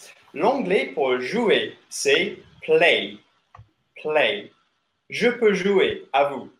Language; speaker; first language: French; non-native, fluent; English